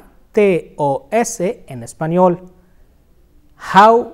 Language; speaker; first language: Spanish; non-native, fluent; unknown